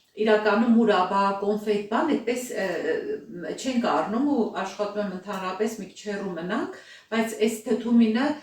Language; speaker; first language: Armenian; native; Armenian